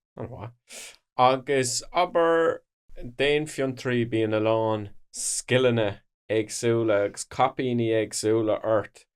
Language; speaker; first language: Irish; non-native, local second language; English